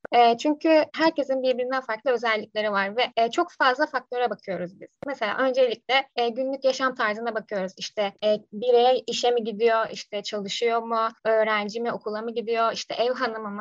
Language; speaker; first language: Turkish; native; Turkish